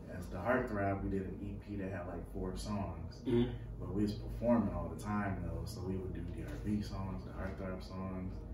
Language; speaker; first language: English; native; English